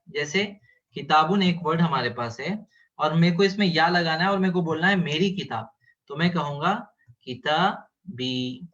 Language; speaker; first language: Urdu; native; Urdu